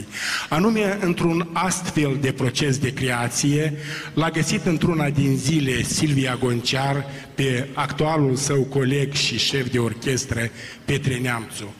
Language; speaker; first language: Romanian; native; Romanian